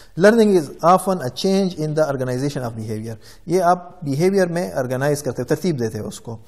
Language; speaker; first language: Urdu; non-native, local second language; Pashto